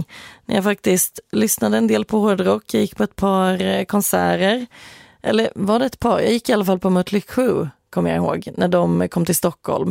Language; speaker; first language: Swedish; native; Swedish